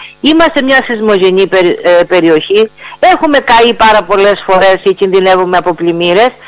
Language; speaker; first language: Greek; native; Greek